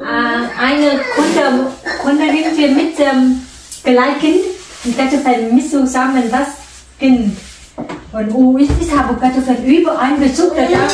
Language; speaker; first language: German; non-native, learner; Vietnamese